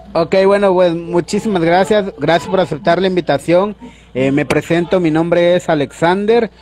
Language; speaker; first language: Spanish; native; Spanish